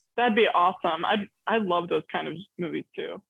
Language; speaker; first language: English; early bilingual, other home language; Arabic